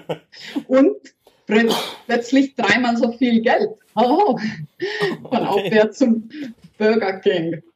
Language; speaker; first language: German; non-native, fluent; Estonian